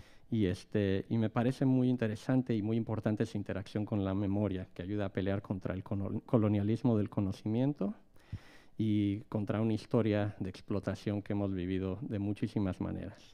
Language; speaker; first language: Spanish; native; Spanish